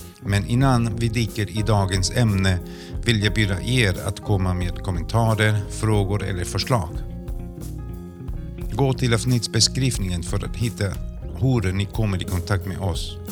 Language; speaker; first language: Swedish; non-native, fluent; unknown